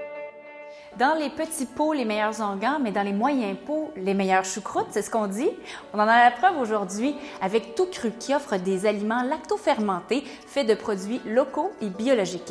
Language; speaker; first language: French; native; French